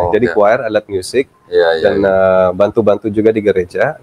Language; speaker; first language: Indonesian; early bilingual, other home language; Filipino